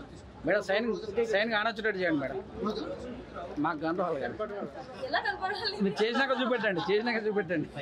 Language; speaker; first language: Telugu; native; Telugu